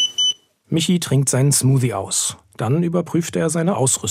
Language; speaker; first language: German; native; German